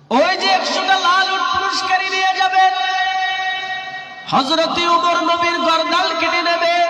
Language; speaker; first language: Bangla; native; Bangla